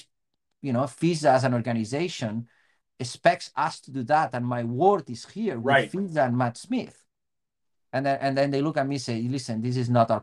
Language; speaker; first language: English; non-native, fluent; Spanish